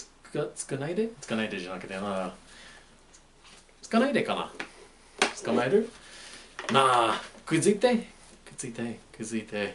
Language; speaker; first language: Japanese; non-native, learner; English